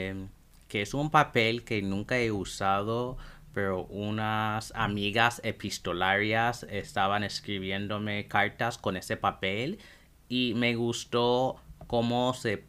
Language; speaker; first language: Spanish; non-native, fluent; English